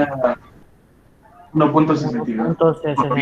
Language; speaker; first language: Spanish; native; Spanish